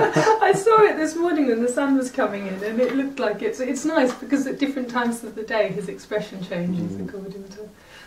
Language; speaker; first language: English; native; English